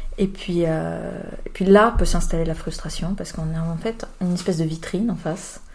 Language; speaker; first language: French; native; French